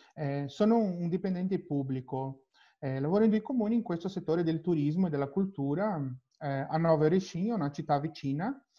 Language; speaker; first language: Italian; non-native, learner; Portuguese